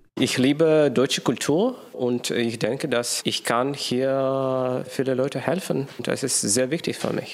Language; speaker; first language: German; non-native, learner; Russian